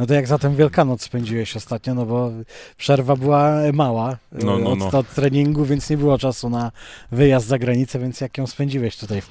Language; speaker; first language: Polish; native; Polish